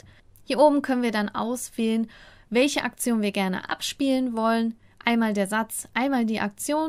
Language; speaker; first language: German; native; German